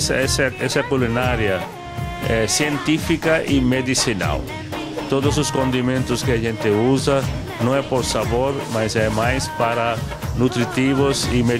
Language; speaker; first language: Portuguese; non-native, fluent; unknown